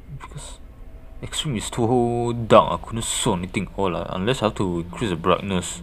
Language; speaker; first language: English; non-native, fluent; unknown